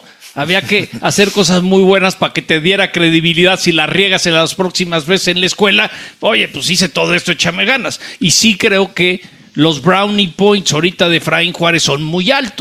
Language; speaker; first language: Spanish; native; Spanish